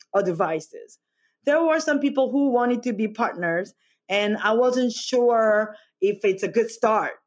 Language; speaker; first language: English; non-native, fluent; Korean